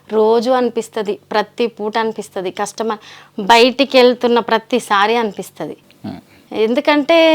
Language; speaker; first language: Telugu; native; Telugu